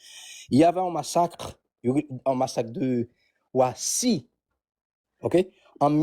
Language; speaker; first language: French; non-native, local second language; Haitian Creole